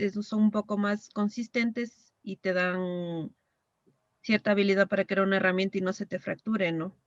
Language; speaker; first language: Spanish; native; Spanish